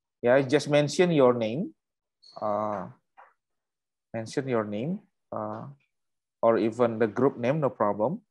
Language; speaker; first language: English; non-native, learner; Indonesian